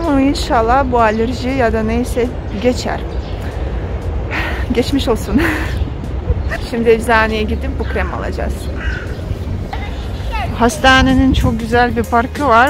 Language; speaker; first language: Turkish; non-native, fluent; Russian